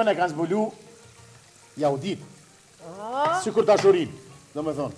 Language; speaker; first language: Albanian; native; Albanian